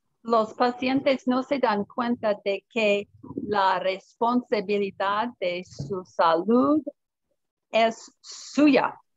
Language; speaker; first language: Spanish; non-native, learner; English